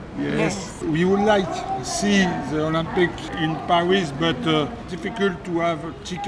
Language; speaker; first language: English; non-native, learner; French